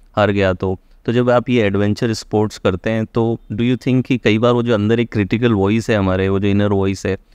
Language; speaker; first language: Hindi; native; Hindi